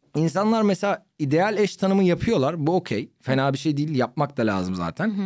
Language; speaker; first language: Turkish; native; Turkish